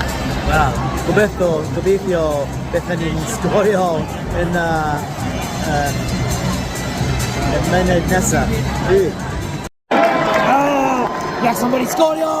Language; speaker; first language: Welsh; non-native, learner; English